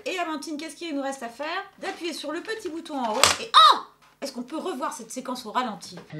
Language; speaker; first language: French; native; French